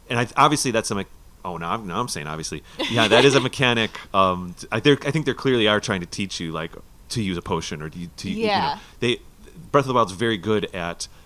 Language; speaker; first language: English; native; English